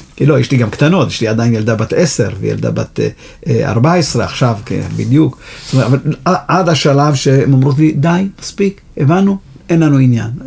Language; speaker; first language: Hebrew; native; Hebrew